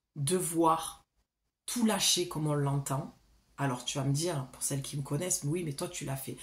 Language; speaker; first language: French; native; French